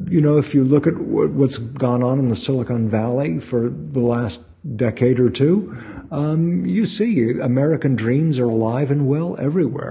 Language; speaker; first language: English; native; English